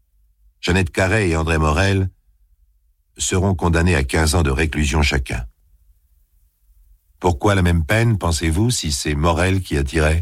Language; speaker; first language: French; native; French